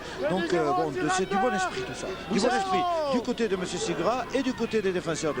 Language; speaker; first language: French; native; French